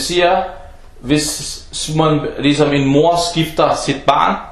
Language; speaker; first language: Danish; non-native, fluent; Arabic